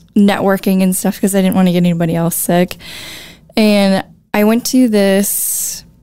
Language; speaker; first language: English; native; English